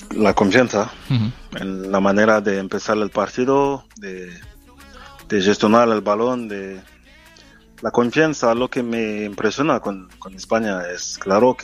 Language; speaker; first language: Spanish; non-native, fluent; French